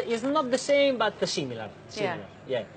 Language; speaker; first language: English; non-native, learner; Italian